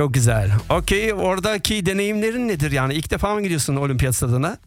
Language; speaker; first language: Turkish; early bilingual, other home language; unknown